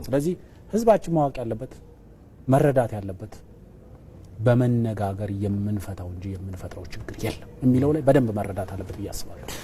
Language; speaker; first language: Amharic; non-native, local second language; Oromo